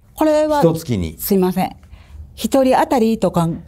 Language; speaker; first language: Japanese; native; Japanese